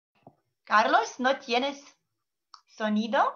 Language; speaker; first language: Spanish; non-native, learner; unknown